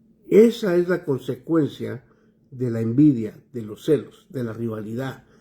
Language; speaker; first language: Spanish; native; Spanish